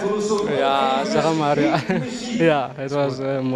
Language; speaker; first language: Dutch; non-native, learner; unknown